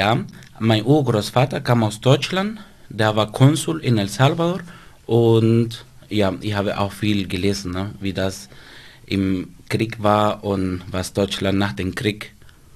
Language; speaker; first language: German; non-native, fluent; Spanish